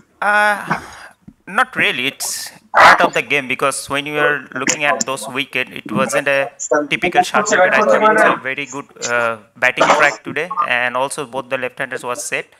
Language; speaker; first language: English; non-native, local second language; Bangla